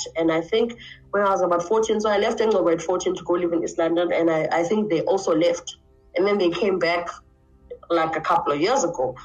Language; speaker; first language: English; non-native, local second language; Xhosa